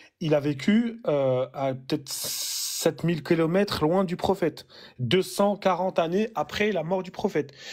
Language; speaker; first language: French; early bilingual, other home language; Arabic